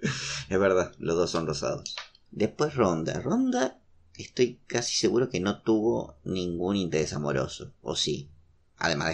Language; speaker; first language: Spanish; native; Spanish